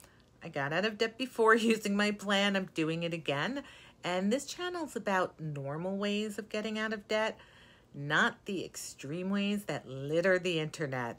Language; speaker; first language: English; native; English